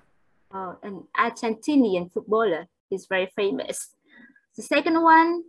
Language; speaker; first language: English; non-native, fluent; Vietnamese